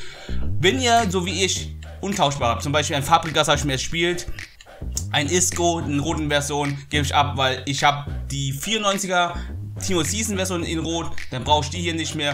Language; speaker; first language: German; native; German